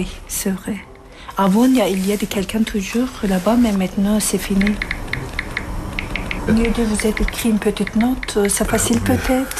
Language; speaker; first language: French; non-native, learner; Turkish